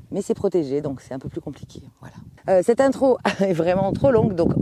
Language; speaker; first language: French; native; French